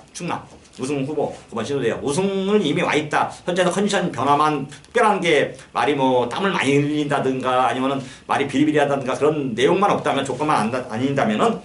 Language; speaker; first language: Korean; native; Korean